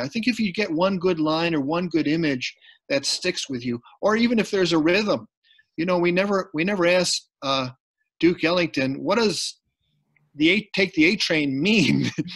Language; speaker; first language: English; native; English